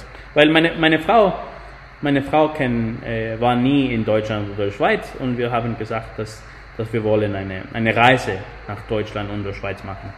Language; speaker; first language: German; non-native, fluent; Spanish